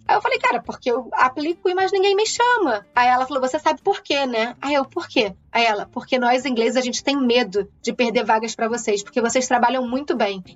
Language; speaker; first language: Portuguese; native; Portuguese